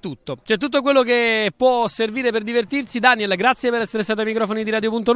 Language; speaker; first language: Italian; native; Italian